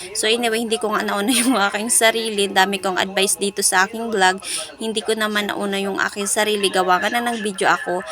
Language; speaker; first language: Filipino; non-native, local second language; Cebuano